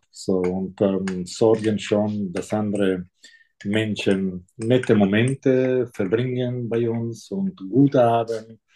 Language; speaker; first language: German; non-native, fluent; Italian